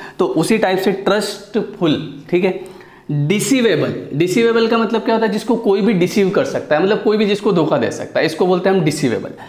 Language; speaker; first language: Hindi; native; Hindi